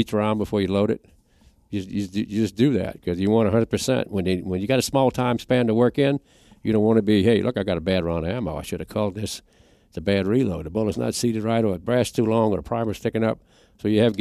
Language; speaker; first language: English; native; English